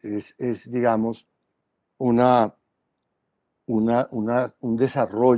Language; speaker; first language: Spanish; native; Spanish